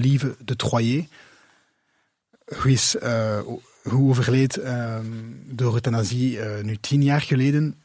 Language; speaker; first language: Dutch; non-native, local second language; French